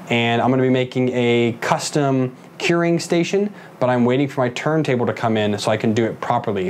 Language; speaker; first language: English; native; English